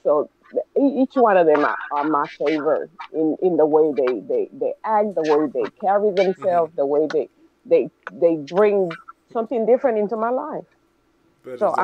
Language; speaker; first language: English; early bilingual, other home language; Spanish